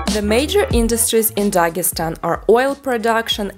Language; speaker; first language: English; non-native, fluent; Russian